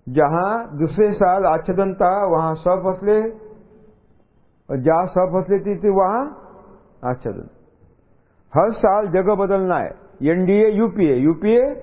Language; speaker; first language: Hindi; non-native, local second language; Marathi